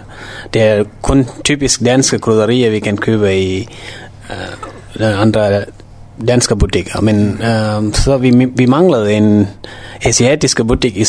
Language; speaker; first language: Danish; non-native, learner; Tamil